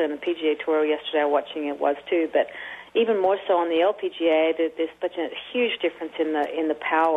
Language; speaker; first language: English; native; English